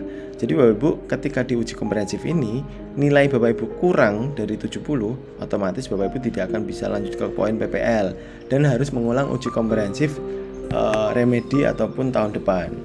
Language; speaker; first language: Indonesian; native; Indonesian